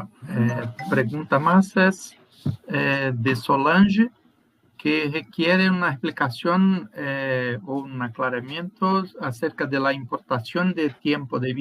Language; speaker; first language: Spanish; non-native, fluent; Portuguese